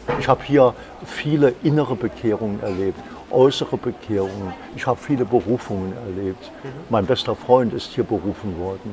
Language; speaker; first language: German; native; German